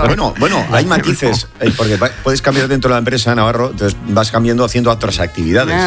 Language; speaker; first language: Spanish; native; Spanish